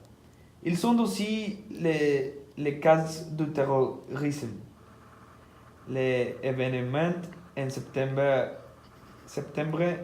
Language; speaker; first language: French; non-native, learner; Spanish